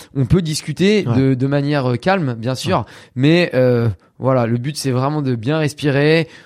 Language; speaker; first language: French; native; French